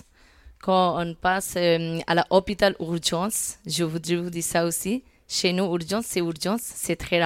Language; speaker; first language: French; non-native, learner; Bangla